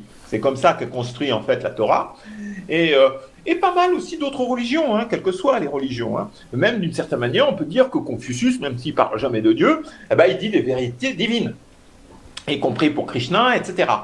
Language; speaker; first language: French; native; French